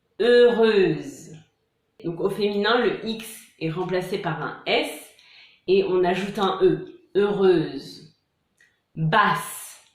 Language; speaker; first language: French; native; French